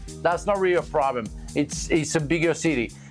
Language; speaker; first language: English; non-native, fluent; French